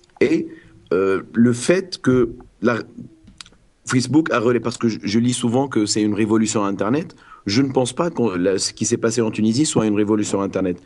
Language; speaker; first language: French; non-native, local second language; Arabic